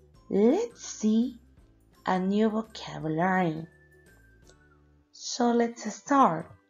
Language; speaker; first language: English; non-native, fluent; Spanish